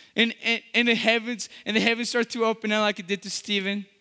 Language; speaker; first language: English; non-native, fluent; Spanish